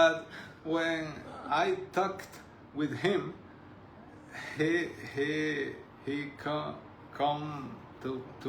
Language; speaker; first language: English; non-native, learner; Spanish